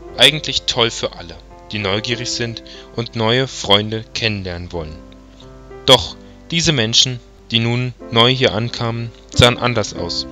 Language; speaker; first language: German; native; German